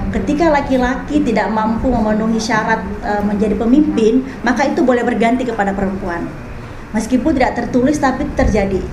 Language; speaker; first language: Indonesian; native; Indonesian